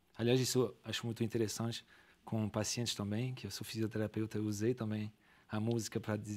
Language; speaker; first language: Portuguese; non-native, fluent; French